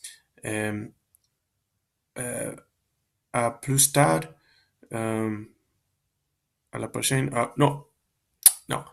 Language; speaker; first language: French; non-native, learner; Spanish